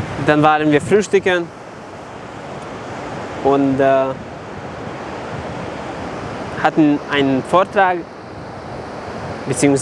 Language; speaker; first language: German; non-native, fluent; Serbian